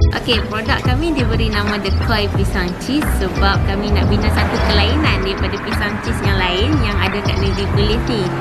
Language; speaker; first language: Malay; native; Malay